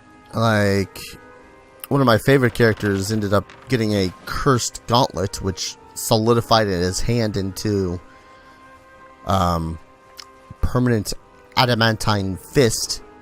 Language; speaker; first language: English; native; English